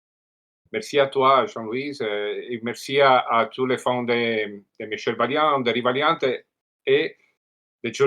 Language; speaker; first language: French; non-native, learner; Italian